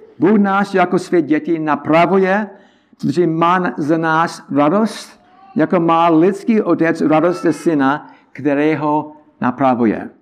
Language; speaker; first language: Czech; non-native, learner; English